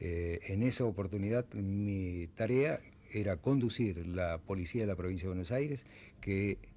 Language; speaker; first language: Spanish; native; Spanish